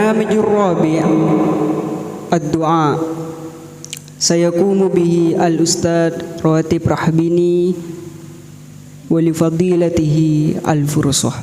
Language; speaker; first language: Arabic; non-native, fluent; Indonesian